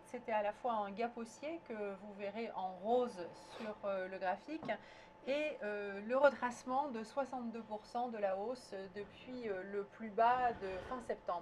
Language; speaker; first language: French; native; French